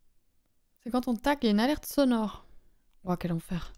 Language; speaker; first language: French; native; French